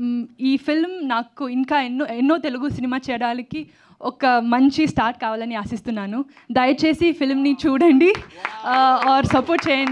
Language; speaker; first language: Telugu; non-native, learner; Tamil